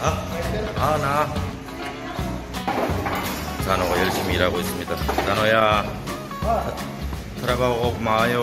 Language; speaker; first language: Korean; native; Korean